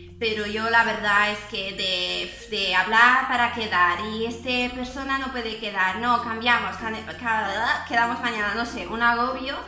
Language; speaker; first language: Spanish; non-native, fluent; French